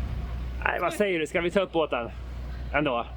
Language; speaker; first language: Swedish; native; Swedish